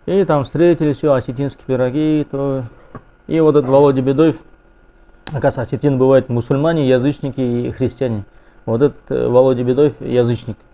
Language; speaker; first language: Russian; non-native, local second language; Kazakh